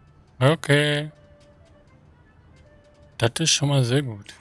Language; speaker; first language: German; native; German